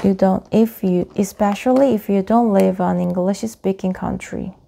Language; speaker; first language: English; non-native, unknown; Korean